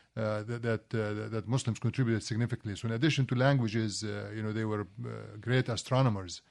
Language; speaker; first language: English; non-native, fluent; Arabic